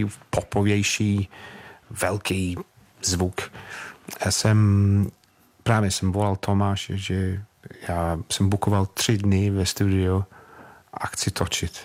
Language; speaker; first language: Czech; non-native, learner; English